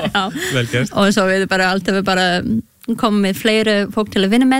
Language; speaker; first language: Icelandic; non-native, learner; English